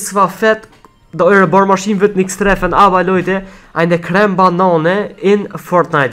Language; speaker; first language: German; non-native, learner; Albanian